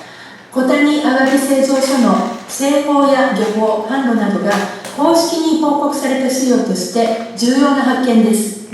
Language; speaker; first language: Japanese; native; Japanese